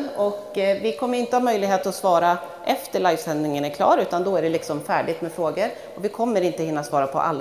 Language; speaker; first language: Swedish; native; Swedish